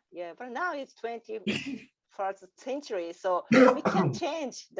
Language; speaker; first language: English; non-native, learner; Japanese